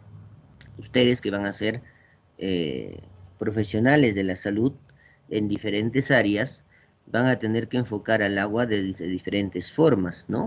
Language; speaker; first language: Spanish; native; Spanish